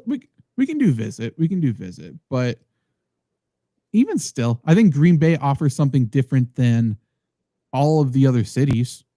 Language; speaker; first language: English; native; English